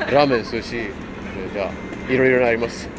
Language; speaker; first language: Japanese; non-native, learner; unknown